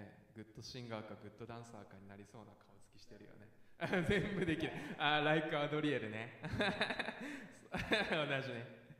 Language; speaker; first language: Japanese; native; Japanese